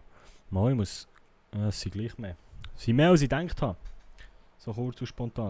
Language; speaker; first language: German; native; German